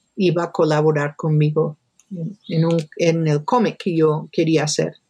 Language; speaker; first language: Spanish; non-native, fluent; English